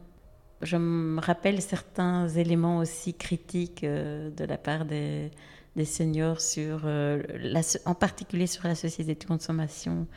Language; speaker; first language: French; native; French